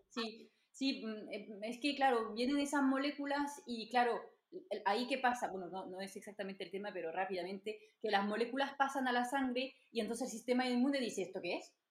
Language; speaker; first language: Spanish; non-native, fluent; French